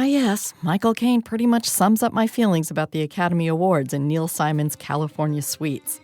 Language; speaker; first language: English; native; English